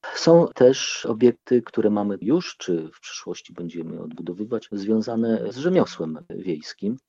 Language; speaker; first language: Polish; non-native, local second language; Ukrainian